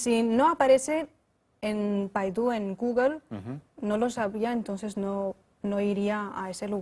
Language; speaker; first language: Spanish; non-native, fluent; Chinese